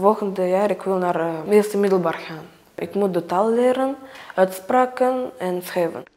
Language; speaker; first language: Dutch; non-native, learner; Romanian